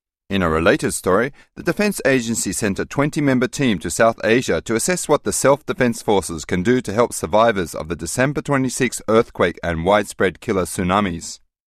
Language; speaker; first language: English; native; English